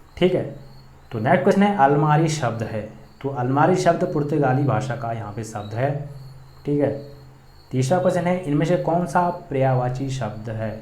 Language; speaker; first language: Hindi; native; Hindi